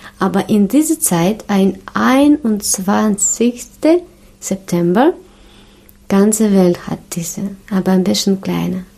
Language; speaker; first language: German; non-native, learner; Russian